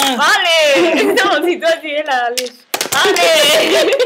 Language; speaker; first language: French; non-native, learner; Spanish